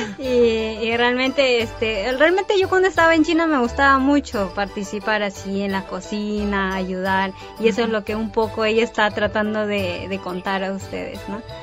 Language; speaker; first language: Spanish; native; Spanish